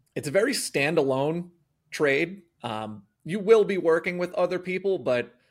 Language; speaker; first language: English; native; English